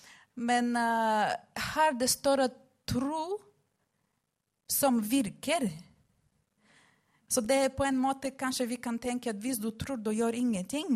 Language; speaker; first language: Swedish; non-native, fluent; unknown